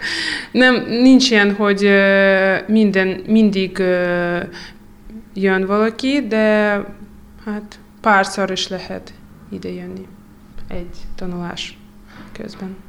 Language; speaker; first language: Hungarian; non-native, fluent; Russian